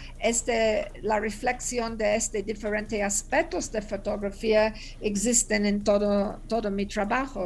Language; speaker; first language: Spanish; non-native, learner; English